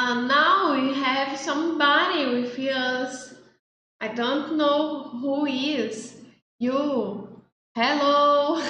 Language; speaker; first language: English; non-native, learner; Portuguese